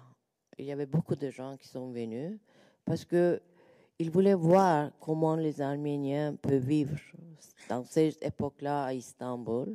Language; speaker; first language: French; non-native, learner; Turkish